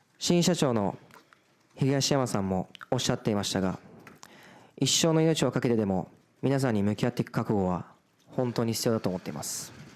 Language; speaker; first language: Japanese; early bilingual, other home language; Portuguese